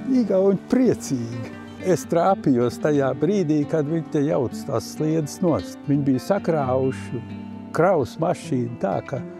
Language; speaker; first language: Latvian; native; Latvian